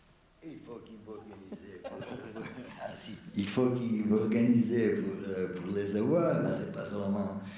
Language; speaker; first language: French; non-native, fluent; Italian